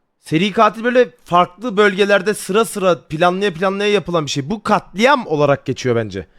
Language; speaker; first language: Turkish; native; Turkish